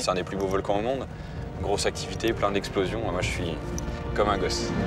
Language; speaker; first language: French; native; French